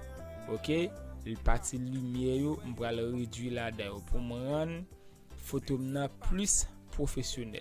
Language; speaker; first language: French; non-native, learner; Haitian Creole